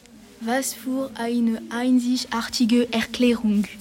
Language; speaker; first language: German; non-native, learner; French